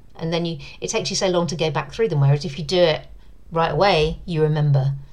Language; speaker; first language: English; native; English